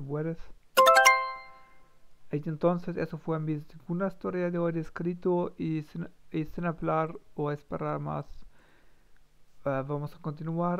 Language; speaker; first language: Spanish; non-native, learner; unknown